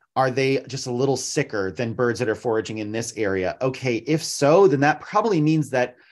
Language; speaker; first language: English; native; English